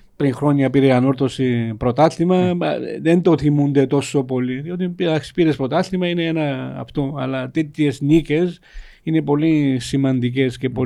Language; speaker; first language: Greek; non-native, fluent; Georgian